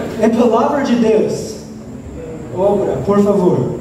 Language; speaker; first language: Portuguese; non-native, learner; English